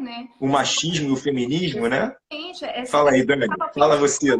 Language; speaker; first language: Portuguese; native; Portuguese